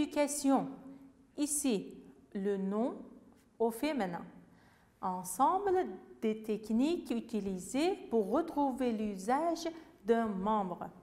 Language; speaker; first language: French; non-native, fluent; Uzbek